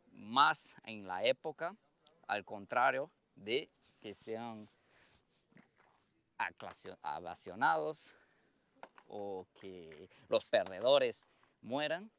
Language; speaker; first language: Spanish; non-native, fluent; Portuguese